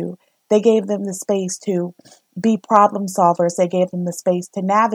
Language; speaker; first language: English; native; English